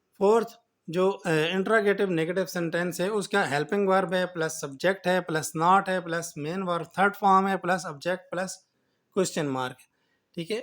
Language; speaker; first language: Urdu; native; Urdu